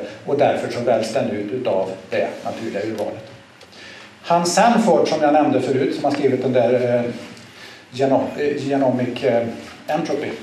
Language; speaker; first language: Swedish; native; Swedish